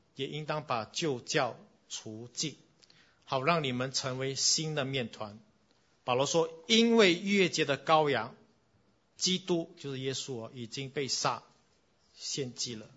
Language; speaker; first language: Chinese; non-native, fluent; English